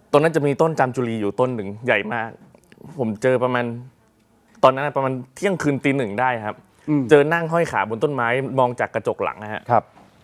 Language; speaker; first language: Thai; native; Thai